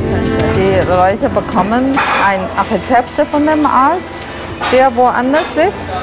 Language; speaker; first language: German; non-native, fluent; Chinese